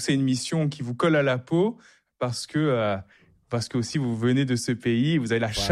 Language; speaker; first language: French; native; French